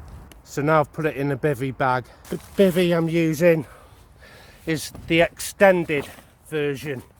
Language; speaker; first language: English; native; English